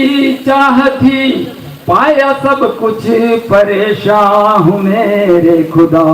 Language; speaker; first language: Hindi; non-native, local second language; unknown